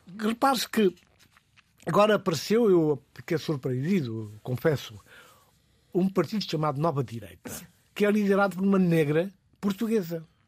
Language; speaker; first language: Portuguese; non-native, local second language; Upper Guinea Crioulo